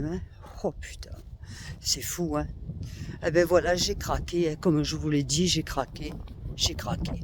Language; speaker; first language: French; native; French